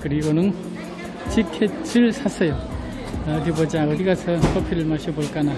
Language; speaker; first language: Korean; native; Korean